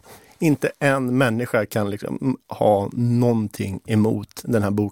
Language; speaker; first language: Swedish; native; Swedish